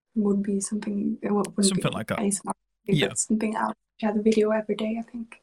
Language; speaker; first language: English; non-native, fluent; Swedish